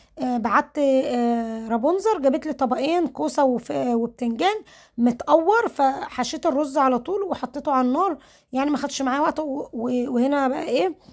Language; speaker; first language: Arabic; native; Arabic